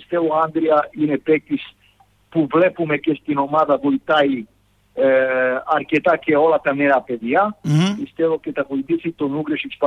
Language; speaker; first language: Greek; non-native, fluent; Serbian